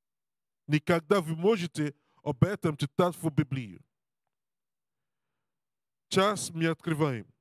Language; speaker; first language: Russian; non-native, learner; Portuguese